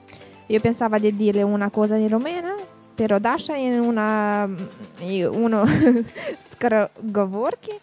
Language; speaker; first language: Italian; non-native, learner; Romanian